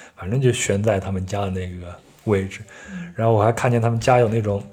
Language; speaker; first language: Chinese; native; Chinese